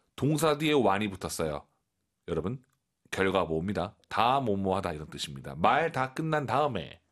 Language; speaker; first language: Korean; native; Korean